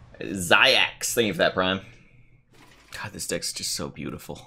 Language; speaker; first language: English; native; English